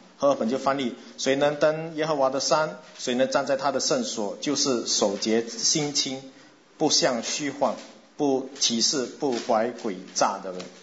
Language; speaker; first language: Chinese; non-native, local second language; English